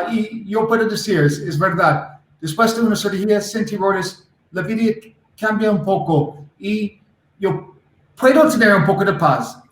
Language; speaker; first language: Spanish; non-native, learner; English